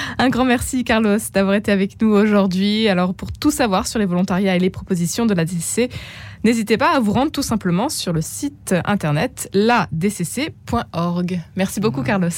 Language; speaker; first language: French; native; French